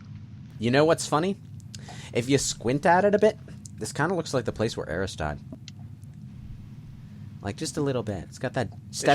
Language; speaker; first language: English; native; English